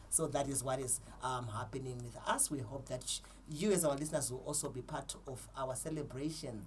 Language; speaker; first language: English; non-native, local second language; Shona